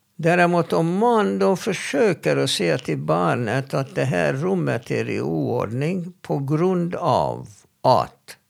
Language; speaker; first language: Swedish; non-native, fluent; Hebrew